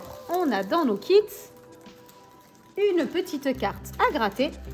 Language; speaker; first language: French; native; French